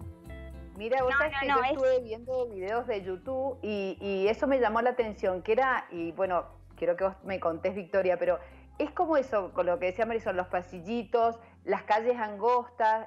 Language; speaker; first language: Spanish; native; Spanish